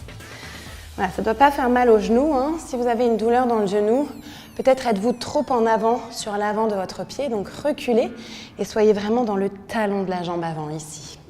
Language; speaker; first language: French; native; French